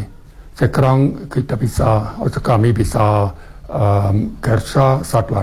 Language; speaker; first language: Indonesian; non-native, fluent; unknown